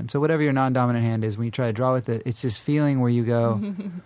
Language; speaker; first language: English; native; English